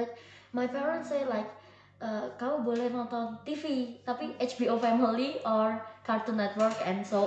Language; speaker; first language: English; non-native, learner; Indonesian